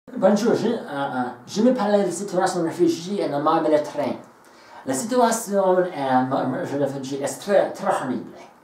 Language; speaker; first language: French; non-native, learner; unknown